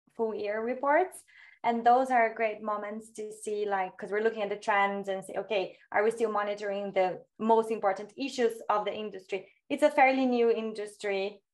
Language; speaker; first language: English; non-native, fluent; Portuguese